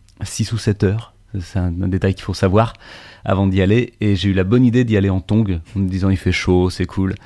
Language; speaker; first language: French; native; French